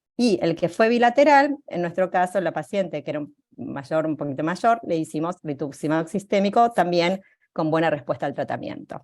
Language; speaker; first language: Spanish; native; Spanish